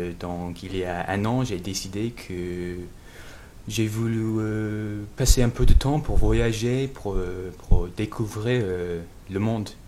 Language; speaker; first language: French; non-native, fluent; English